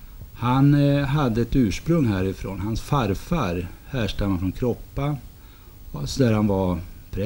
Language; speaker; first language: Swedish; native; Swedish